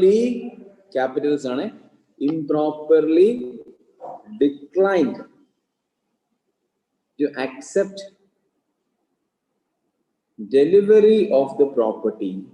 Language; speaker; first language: English; non-native, local second language; Malayalam